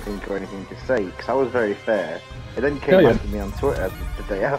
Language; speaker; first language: English; native; English